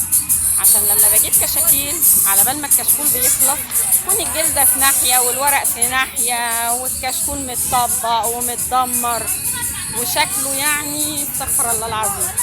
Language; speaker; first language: Arabic; native; Arabic